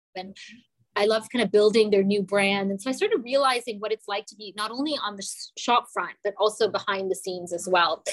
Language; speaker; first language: English; native; English